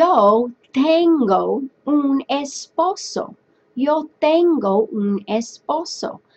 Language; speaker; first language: Spanish; non-native, fluent; English